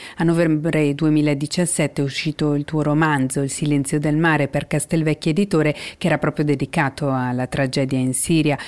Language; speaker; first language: Italian; native; Italian